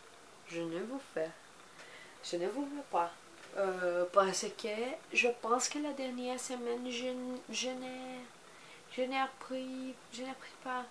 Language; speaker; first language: French; non-native, learner; Portuguese